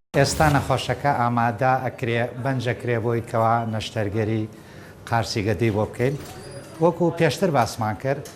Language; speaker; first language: Central Kurdish; native; Central Kurdish